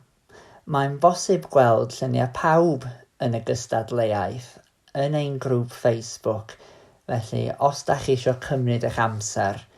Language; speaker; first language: Welsh; native; Welsh